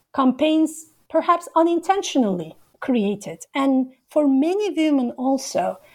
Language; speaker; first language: English; non-native, fluent; Turkish